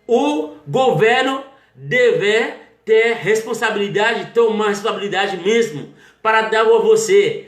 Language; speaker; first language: Portuguese; non-native, learner; Haitian Creole